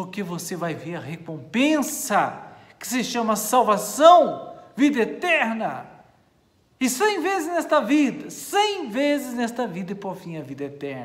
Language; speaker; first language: Portuguese; native; Portuguese